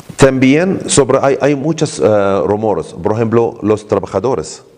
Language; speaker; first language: Spanish; non-native, learner; Arabic